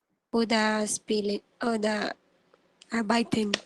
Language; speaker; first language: German; non-native, learner; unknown